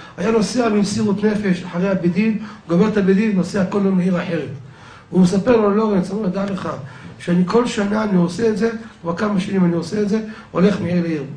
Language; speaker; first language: Hebrew; native; Hebrew